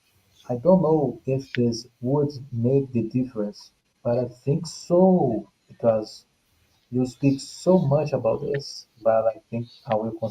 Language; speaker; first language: English; non-native, fluent; Portuguese